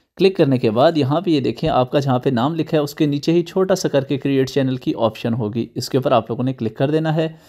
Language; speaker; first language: Urdu; native; Urdu